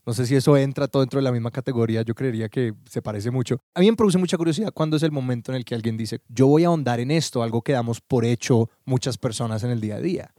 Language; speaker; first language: Spanish; native; Spanish